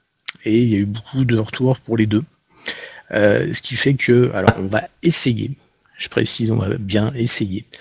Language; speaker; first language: French; native; French